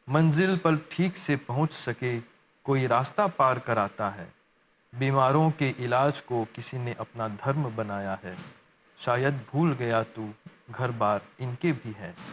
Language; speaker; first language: Hindi; non-native, local second language; Morisyen